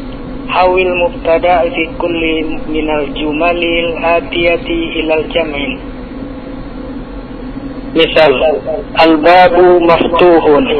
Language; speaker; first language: Arabic; non-native, learner; Indonesian